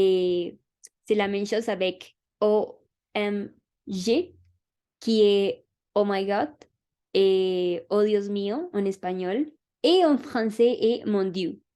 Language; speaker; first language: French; non-native, learner; Spanish